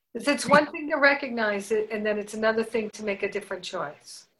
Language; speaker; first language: English; native; English